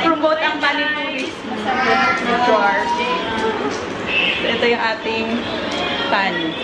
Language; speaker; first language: Filipino; non-native, local second language; Hiligaynon